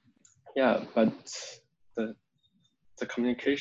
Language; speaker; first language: English; non-native, fluent; Chinese